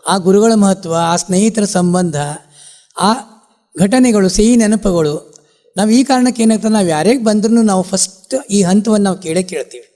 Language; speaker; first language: Kannada; native; Kannada